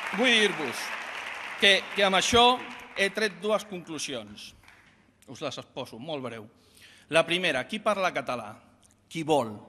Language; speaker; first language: Catalan; non-native, local second language; Spanish